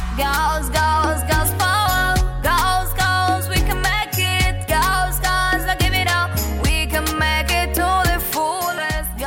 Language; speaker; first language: English; non-native, fluent; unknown